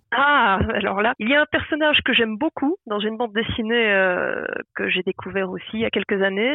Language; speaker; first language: French; native; French